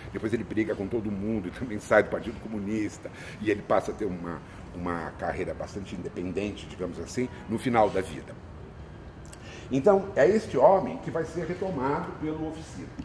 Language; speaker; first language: Portuguese; native; Portuguese